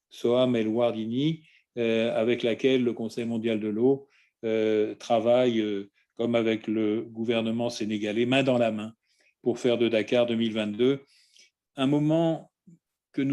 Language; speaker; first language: French; native; French